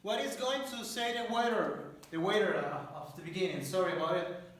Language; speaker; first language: English; non-native, fluent; Spanish